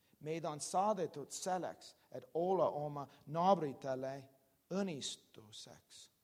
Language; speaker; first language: Estonian; non-native, learner; English